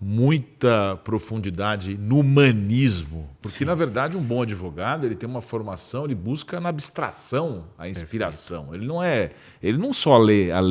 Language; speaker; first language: Portuguese; native; Portuguese